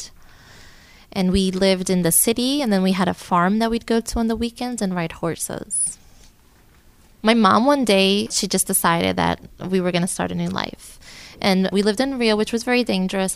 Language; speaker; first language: English; early bilingual, other home language; Portuguese